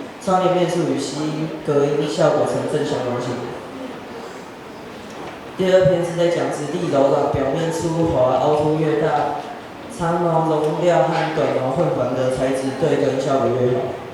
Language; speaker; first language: Chinese; native; Chinese